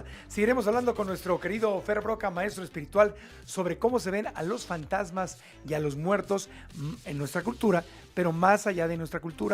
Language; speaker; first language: Spanish; native; Spanish